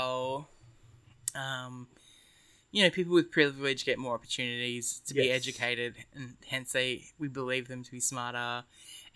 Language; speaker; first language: English; native; English